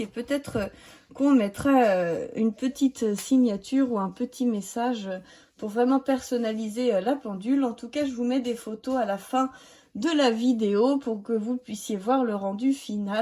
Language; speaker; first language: French; native; French